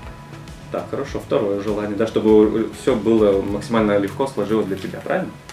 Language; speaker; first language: Russian; native; Russian